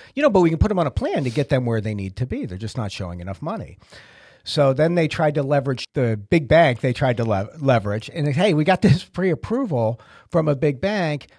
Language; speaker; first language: English; native; English